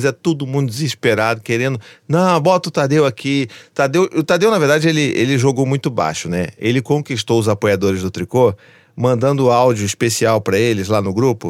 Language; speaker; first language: Portuguese; native; Portuguese